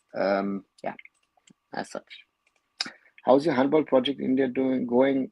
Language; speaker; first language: English; non-native, local second language; Bangla